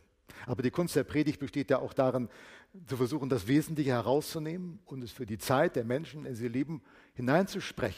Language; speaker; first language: German; native; German